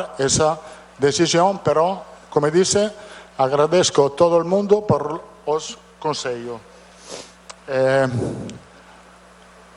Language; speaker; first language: Portuguese; non-native, learner; Italian